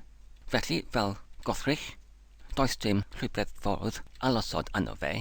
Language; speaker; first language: Welsh; non-native, learner; English